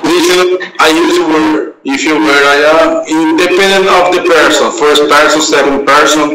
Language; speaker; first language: English; non-native, learner; Portuguese